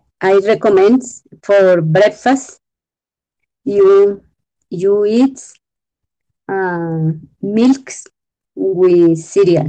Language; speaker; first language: English; non-native, learner; Spanish